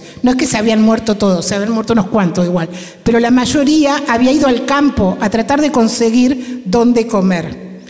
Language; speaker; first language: Spanish; native; Spanish